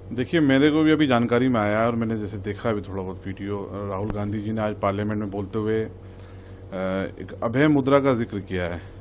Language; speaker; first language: Hindi; native; Hindi